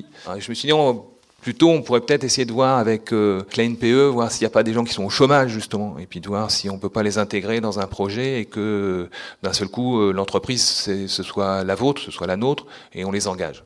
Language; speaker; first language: French; native; French